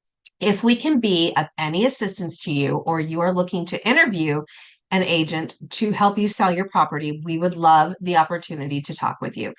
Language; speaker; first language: English; native; English